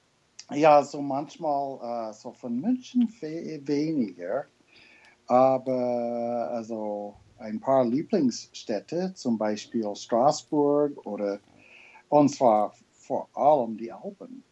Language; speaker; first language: German; non-native, fluent; English